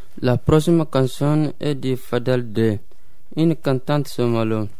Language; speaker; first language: Italian; non-native, learner; Bambara